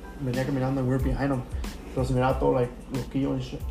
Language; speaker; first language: English; early bilingual, other home language; Spanish